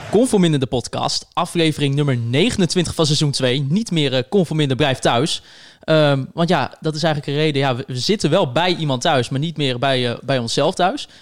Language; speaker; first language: Dutch; native; Dutch